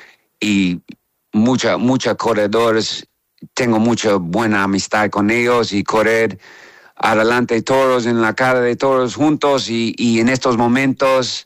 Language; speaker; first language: Spanish; non-native, learner; English